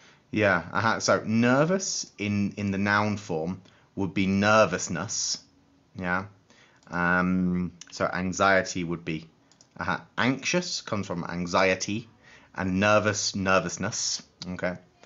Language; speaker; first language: English; native; English